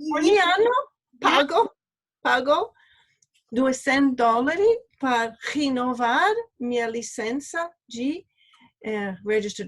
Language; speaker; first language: Italian; non-native, learner; English